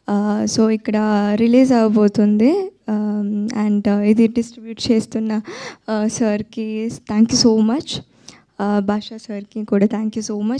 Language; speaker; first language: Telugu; non-native, fluent; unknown